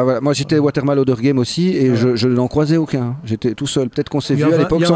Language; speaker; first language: French; native; French